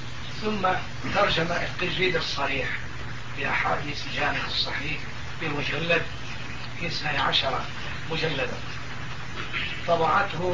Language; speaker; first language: Arabic; non-native, fluent; Turkish